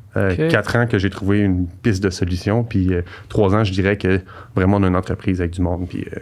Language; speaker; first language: French; native; French